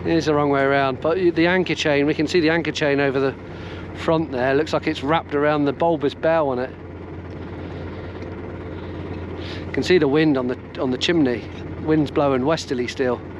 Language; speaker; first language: English; native; English